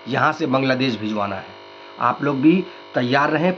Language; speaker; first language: Hindi; non-native, local second language; Bangla